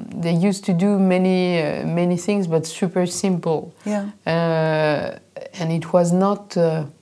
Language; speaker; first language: English; non-native, fluent; French